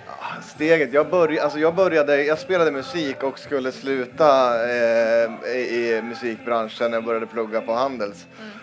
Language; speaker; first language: Swedish; native; Swedish